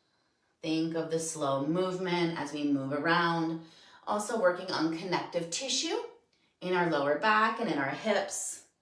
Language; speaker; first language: English; native; English